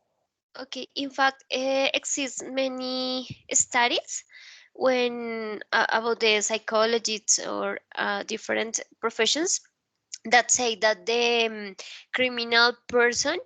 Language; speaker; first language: English; non-native, learner; Spanish